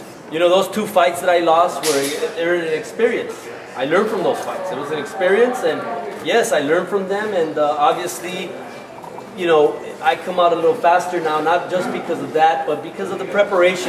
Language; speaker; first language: English; early bilingual, other home language; Spanish